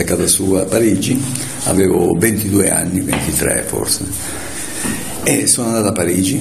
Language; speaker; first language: Italian; native; Italian